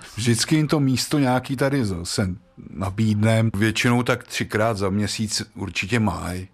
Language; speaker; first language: Czech; native; Czech